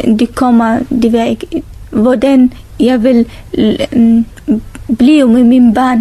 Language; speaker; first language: Danish; non-native, learner; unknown